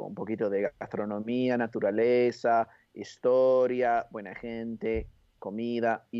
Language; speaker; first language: Spanish; non-native, fluent; English